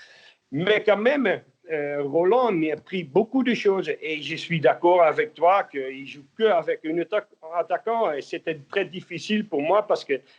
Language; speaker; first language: French; non-native, learner; Dutch